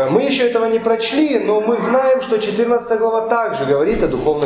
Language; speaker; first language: Polish; non-native, learner; Russian